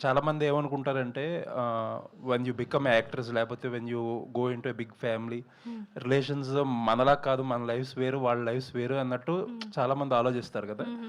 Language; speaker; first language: Telugu; native; Telugu